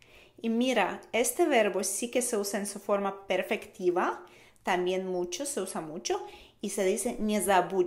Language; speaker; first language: Spanish; non-native, fluent; Russian